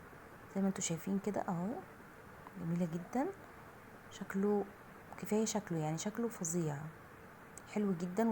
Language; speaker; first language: Arabic; native; Arabic